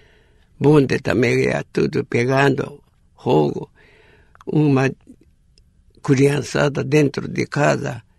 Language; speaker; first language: Portuguese; non-native, learner; Japanese